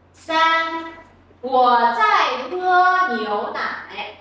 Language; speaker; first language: Chinese; non-native, fluent; Vietnamese